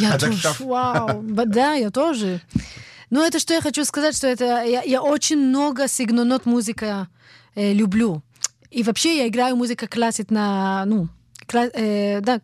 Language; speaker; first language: Russian; early bilingual, heritage; Hebrew